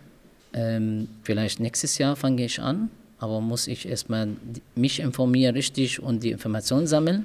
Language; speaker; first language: German; non-native, learner; Arabic